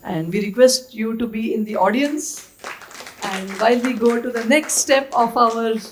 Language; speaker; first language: English; non-native, local second language; Marathi